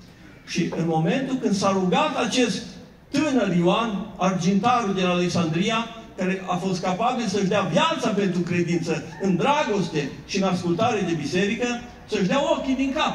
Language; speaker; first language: Romanian; native; Romanian